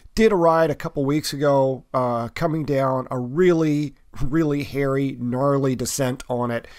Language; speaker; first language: English; native; English